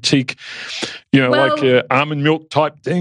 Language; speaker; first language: English; native; English